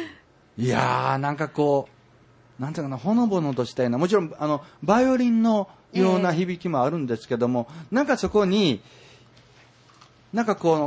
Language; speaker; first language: Japanese; native; Japanese